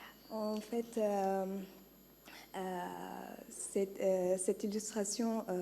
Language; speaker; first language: French; non-native, learner; Arabic